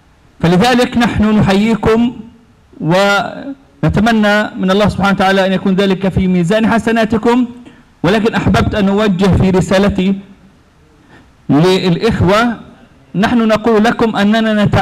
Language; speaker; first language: Arabic; native; Arabic